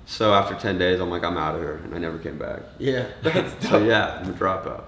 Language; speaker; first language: English; native; English